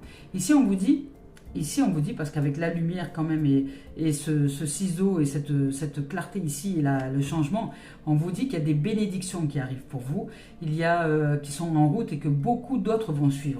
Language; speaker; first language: French; native; French